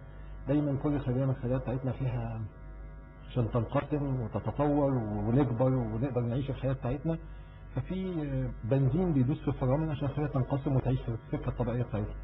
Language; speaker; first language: Arabic; native; Arabic